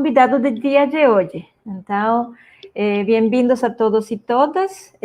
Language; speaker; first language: Portuguese; non-native, fluent; Spanish